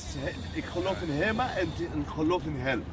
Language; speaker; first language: Dutch; non-native, learner; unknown